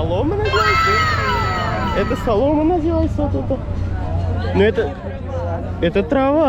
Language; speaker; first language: Russian; non-native, learner; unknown